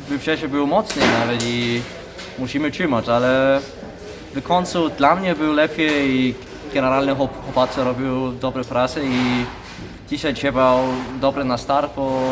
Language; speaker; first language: Polish; non-native, learner; Danish